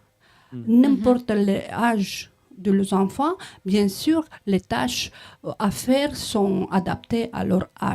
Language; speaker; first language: French; non-native, learner; Romanian